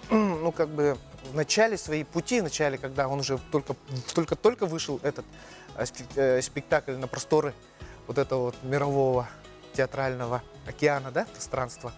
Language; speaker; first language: Russian; non-native, local second language; Yakut